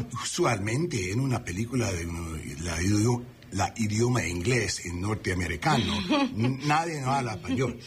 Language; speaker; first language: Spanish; non-native, learner; English